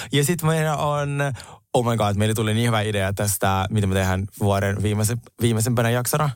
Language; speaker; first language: Finnish; early bilingual, other home language; Russian